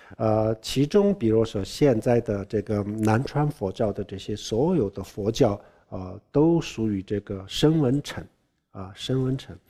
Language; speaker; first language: Chinese; non-native, local second language; Tibetan